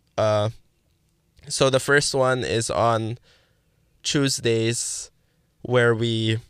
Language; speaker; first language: English; non-native, local second language; Filipino